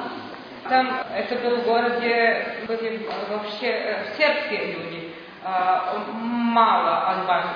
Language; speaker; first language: Russian; non-native, learner; Serbian